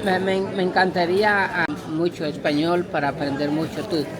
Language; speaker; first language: Spanish; non-native, learner; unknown